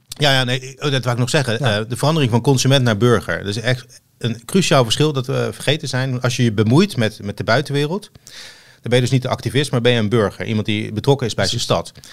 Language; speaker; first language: Dutch; native; Dutch